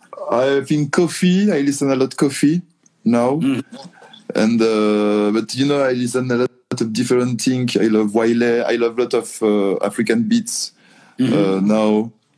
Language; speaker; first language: English; non-native, learner; French